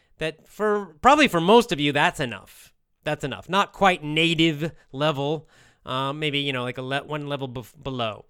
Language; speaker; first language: English; native; English